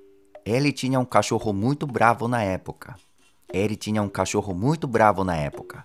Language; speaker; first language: Portuguese; non-native, fluent; Japanese